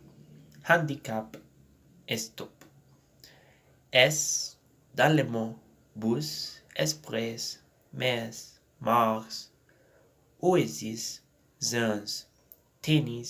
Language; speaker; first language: French; non-native, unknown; Spanish